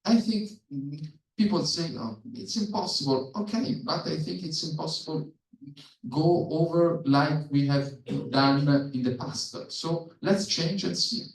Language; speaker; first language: English; non-native, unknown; Italian